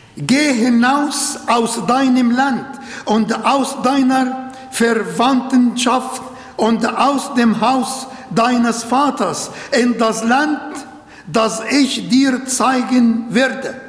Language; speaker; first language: German; non-native, learner; Arabic